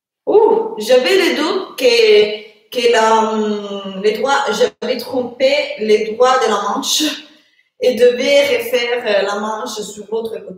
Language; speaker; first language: French; non-native, fluent; Italian